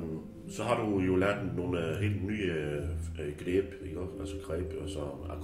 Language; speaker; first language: Danish; native; Danish